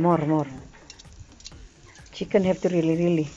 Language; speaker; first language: English; non-native, learner; Indonesian